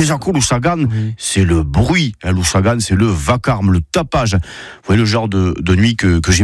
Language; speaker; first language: French; native; French